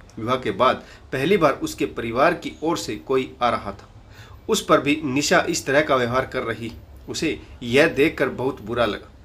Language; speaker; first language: Hindi; native; Hindi